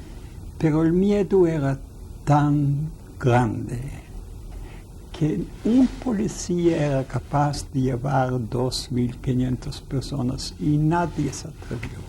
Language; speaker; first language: Spanish; non-native, fluent; Yiddish